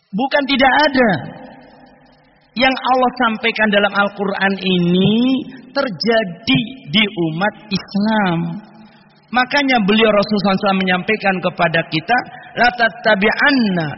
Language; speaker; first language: Indonesian; non-native, local second language; Javanese